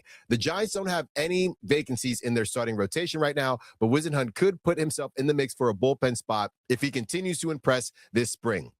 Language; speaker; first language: English; native; English